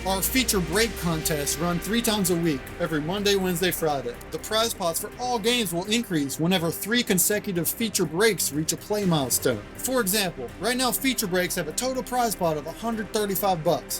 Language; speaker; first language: English; native; English